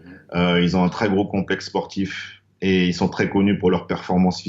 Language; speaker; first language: French; native; French